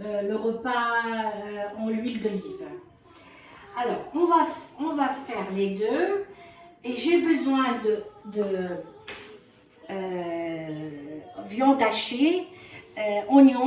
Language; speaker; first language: French; non-native, fluent; Arabic